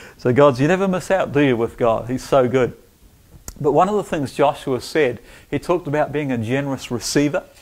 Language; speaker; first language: English; native; English